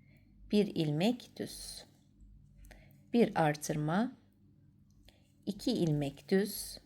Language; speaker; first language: Turkish; native; Turkish